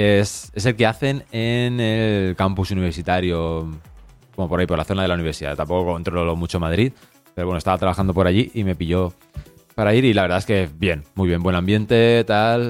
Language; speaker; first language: Spanish; native; Spanish